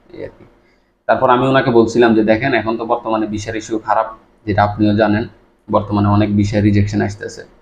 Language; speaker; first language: Bangla; native; Bangla